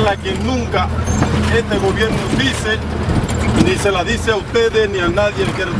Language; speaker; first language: Spanish; native; Spanish